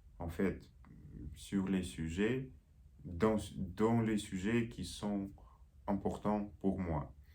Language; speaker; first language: French; non-native, learner; Russian